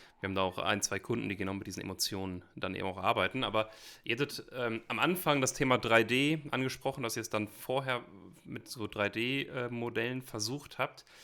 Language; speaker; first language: German; native; German